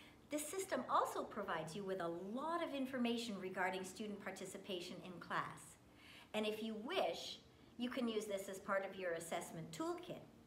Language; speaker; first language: English; native; English